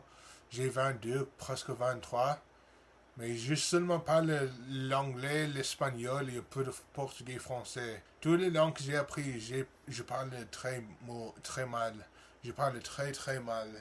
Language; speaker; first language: French; non-native, learner; English